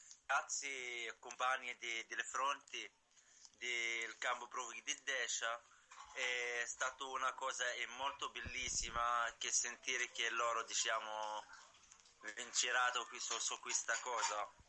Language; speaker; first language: Italian; non-native, learner; Arabic